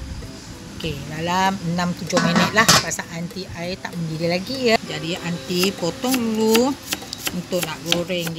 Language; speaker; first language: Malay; non-native, local second language; Chinese